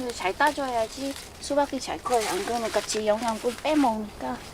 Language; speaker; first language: Korean; non-native, learner; Vietnamese